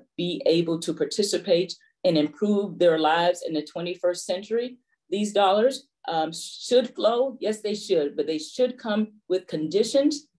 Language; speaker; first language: English; native; English